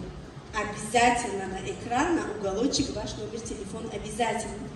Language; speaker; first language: Russian; non-native, learner; Tajik